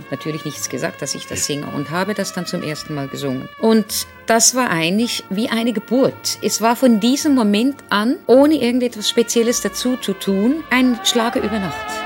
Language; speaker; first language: German; native; German